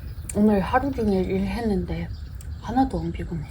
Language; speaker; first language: Korean; non-native, fluent; Ukrainian